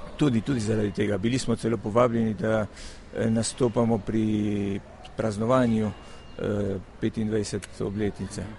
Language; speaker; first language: Slovenian; early bilingual, heritage; Slovenian